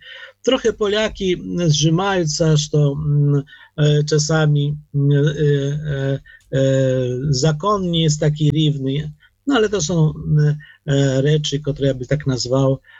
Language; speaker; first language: Polish; non-native, learner; Ukrainian